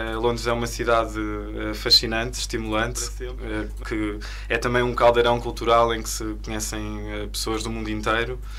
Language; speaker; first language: Portuguese; native; Portuguese